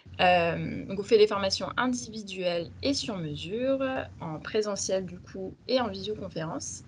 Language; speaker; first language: French; native; French